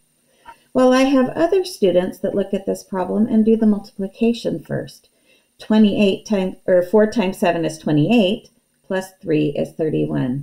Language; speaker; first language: English; native; English